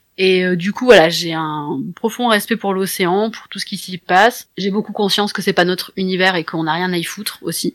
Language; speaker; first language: French; native; French